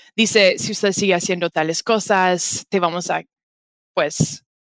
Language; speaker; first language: Spanish; non-native, fluent; English